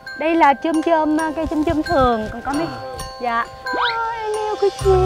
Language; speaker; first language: Vietnamese; native; Vietnamese